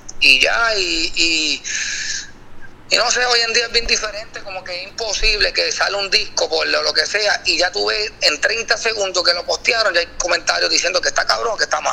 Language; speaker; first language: Spanish; native; Spanish